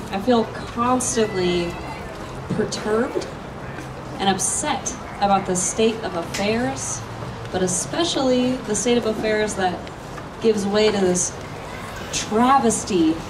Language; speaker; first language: English; native; English